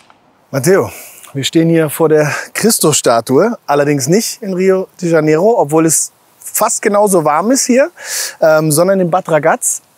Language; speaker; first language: German; native; German